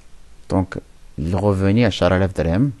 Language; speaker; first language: Arabic; native; Arabic